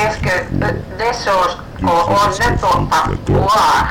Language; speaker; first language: French; non-native, learner; Finnish